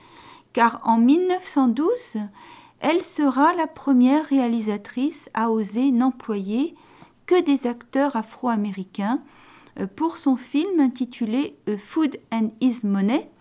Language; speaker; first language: French; native; French